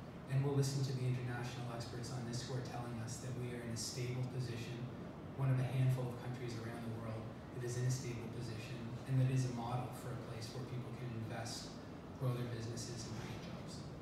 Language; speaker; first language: English; native; English